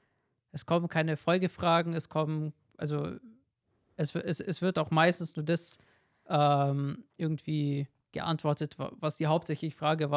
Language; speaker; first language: German; native; German